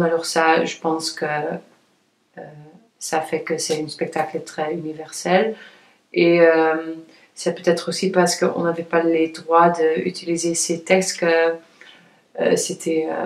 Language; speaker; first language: French; non-native, fluent; Dutch